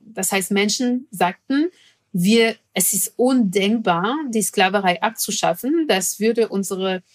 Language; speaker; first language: German; non-native, fluent; French